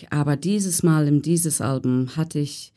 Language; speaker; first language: German; non-native, fluent; English